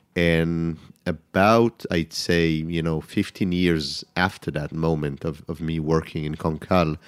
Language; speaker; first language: English; non-native, fluent; Hebrew